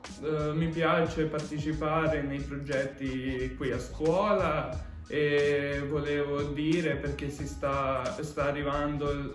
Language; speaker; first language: Italian; early bilingual, other home language; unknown